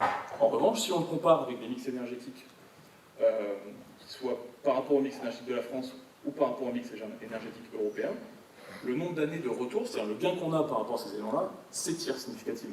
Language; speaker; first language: French; native; French